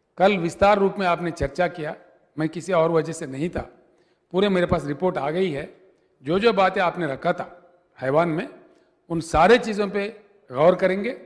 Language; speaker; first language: Hindi; non-native, local second language; Telugu